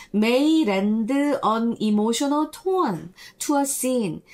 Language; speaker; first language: English; non-native, fluent; Korean